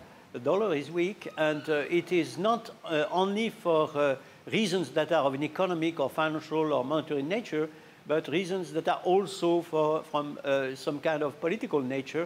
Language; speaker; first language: English; non-native, fluent; French